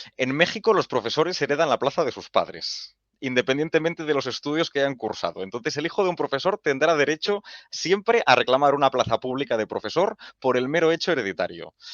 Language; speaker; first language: Spanish; non-native, local second language; Catalan